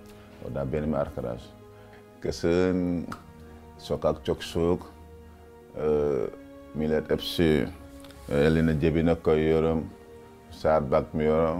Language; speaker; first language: Turkish; non-native, learner; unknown